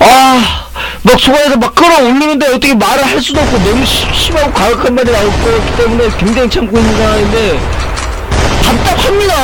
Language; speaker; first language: Korean; native; Korean